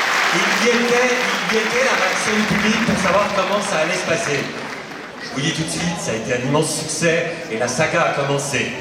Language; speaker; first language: French; native; French